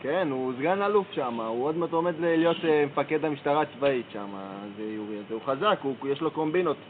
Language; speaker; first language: Hebrew; native; Hebrew